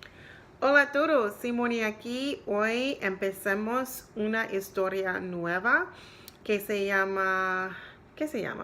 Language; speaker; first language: Spanish; non-native, learner; English